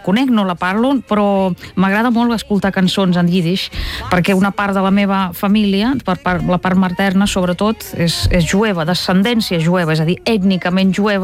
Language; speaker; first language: Catalan; non-native, fluent; Russian